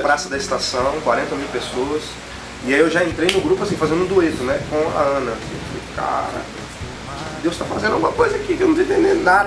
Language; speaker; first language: Portuguese; native; Portuguese